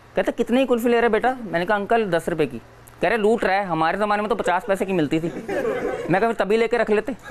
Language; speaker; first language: Hindi; native; Hindi